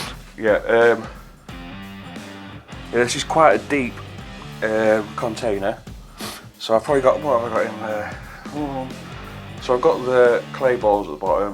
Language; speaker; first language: English; native; English